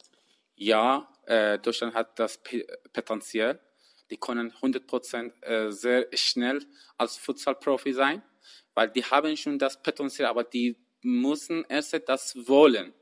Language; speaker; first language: German; non-native, learner; Persian